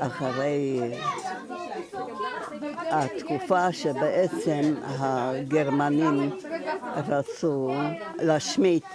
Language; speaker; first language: Hebrew; non-native, fluent; German